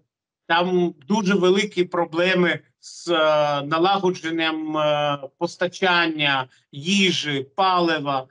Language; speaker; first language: Ukrainian; non-native, local second language; Russian